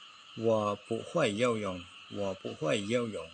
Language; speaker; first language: Chinese; non-native, fluent; Khmer